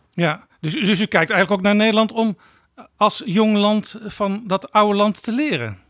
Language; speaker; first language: Dutch; native; Dutch